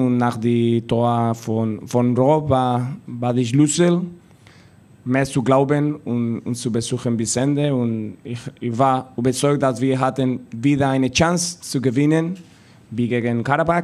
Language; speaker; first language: German; non-native, learner; Spanish